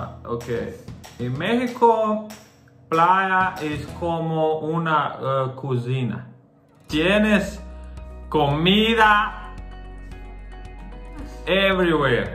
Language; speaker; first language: Spanish; non-native, learner; Croatian